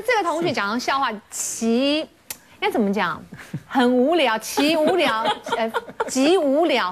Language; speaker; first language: Chinese; native; Chinese